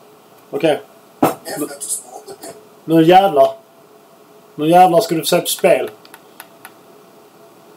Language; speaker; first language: Swedish; native; Swedish